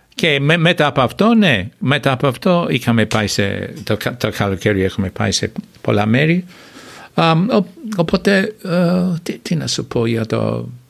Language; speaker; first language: Greek; non-native, fluent; English